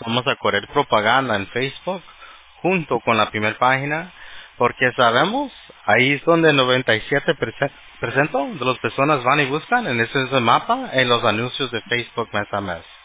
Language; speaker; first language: Spanish; early bilingual, heritage; Spanish